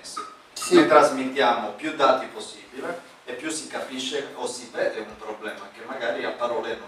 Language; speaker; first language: Italian; native; Italian